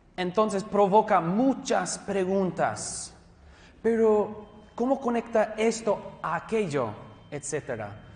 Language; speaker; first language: Spanish; non-native, fluent; English